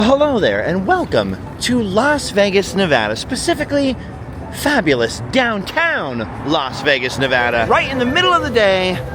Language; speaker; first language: English; native; English